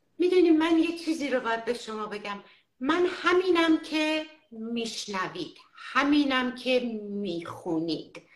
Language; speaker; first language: Persian; native; Persian